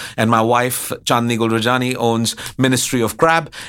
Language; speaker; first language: English; non-native, local second language; Hindi